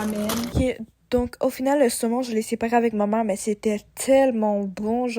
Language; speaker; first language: French; native; French